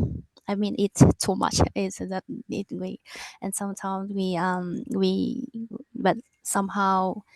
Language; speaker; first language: English; non-native, learner; Vietnamese